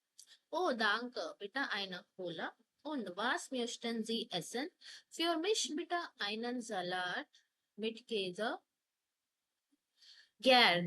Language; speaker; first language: German; non-native, fluent; Hindi